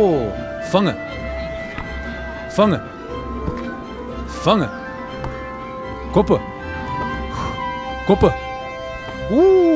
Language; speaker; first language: Dutch; native; Dutch